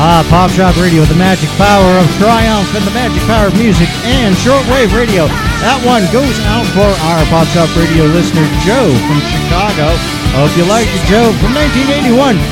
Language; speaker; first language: English; native; English